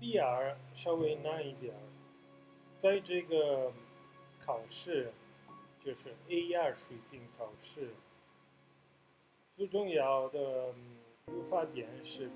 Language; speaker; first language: Chinese; non-native, fluent; Italian